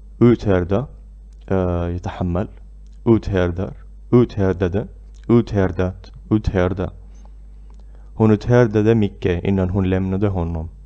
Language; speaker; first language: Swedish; non-native, fluent; Arabic